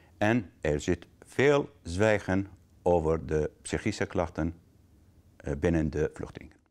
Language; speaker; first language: Dutch; non-native, fluent; Arabic